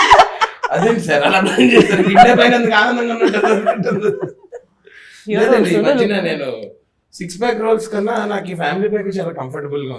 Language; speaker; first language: Telugu; native; Telugu